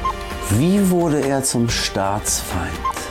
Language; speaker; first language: German; native; German